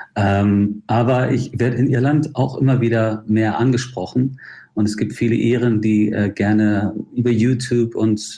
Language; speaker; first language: German; non-native, fluent; English